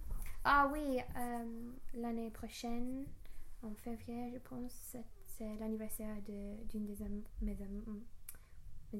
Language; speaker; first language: French; non-native, learner; English